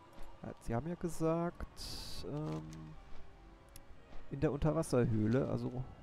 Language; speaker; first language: German; native; German